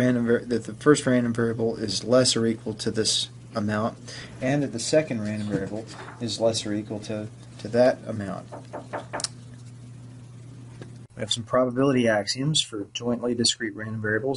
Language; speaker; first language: English; native; English